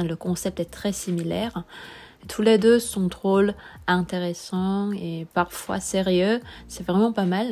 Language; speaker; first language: French; non-native, fluent; Korean